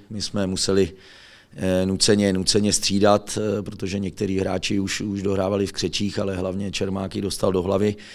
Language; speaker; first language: Czech; native; Czech